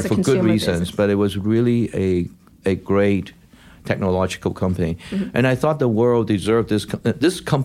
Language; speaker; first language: English; non-native, local second language; Cantonese